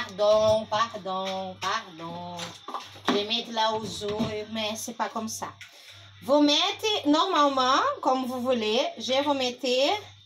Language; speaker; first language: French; non-native, learner; Portuguese